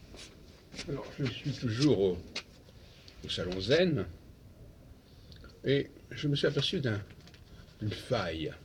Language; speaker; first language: French; native; French